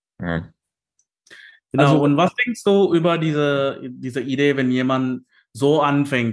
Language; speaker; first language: German; non-native, fluent; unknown